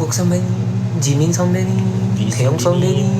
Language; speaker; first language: Korean; non-native, learner; Filipino